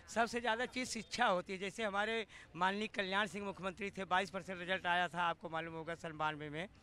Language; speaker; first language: Hindi; native; Hindi